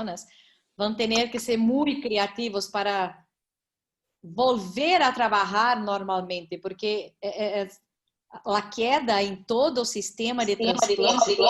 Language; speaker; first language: Spanish; non-native, learner; Portuguese